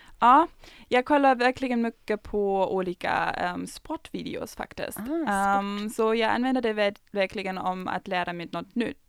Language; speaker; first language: Swedish; non-native, fluent; German